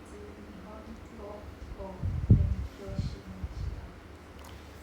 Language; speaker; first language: Japanese; non-native, learner; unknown